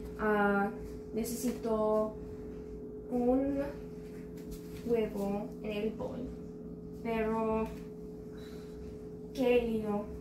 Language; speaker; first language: Spanish; non-native, learner; English